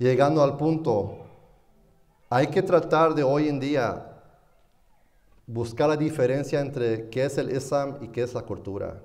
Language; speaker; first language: Spanish; non-native, fluent; English